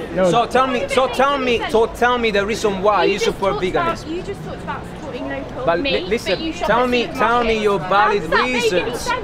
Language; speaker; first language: English; non-native, learner; French